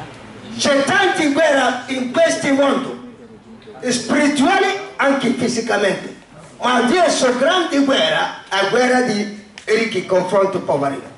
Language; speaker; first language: Italian; non-native, learner; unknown